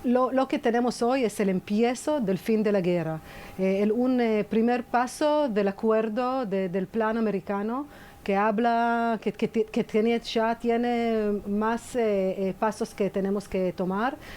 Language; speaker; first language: Spanish; non-native, fluent; Hebrew